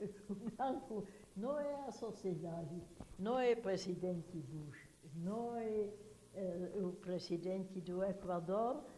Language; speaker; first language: Portuguese; non-native, fluent; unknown